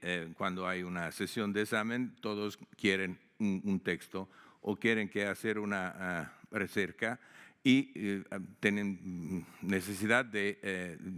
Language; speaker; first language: Spanish; non-native, fluent; Italian